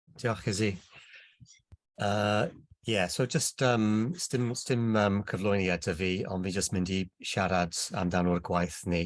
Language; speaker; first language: Welsh; non-native, local second language; English